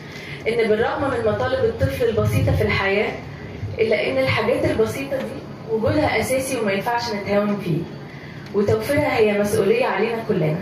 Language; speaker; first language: Arabic; native; Arabic